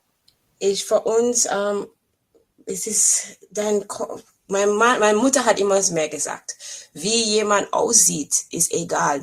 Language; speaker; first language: German; non-native, fluent; English